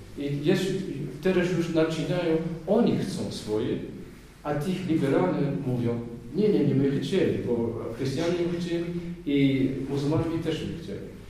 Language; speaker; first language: Polish; non-native, learner; Dutch